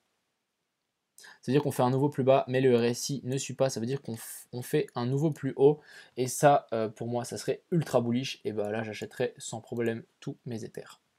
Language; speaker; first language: French; native; French